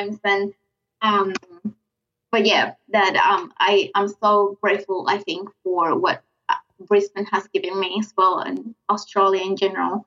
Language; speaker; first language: English; non-native, fluent; Spanish